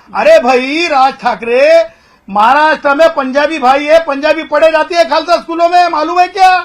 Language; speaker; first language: Hindi; non-native, local second language; Marathi